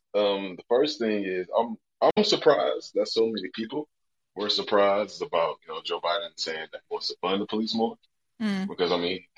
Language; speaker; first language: English; native; English